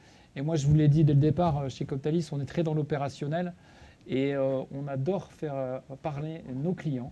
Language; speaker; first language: French; native; French